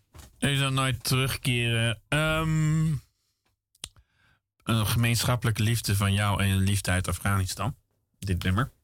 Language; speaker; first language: Dutch; native; Dutch